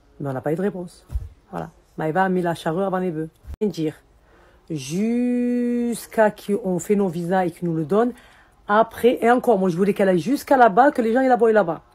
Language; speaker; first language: French; early bilingual, other home language; Arabic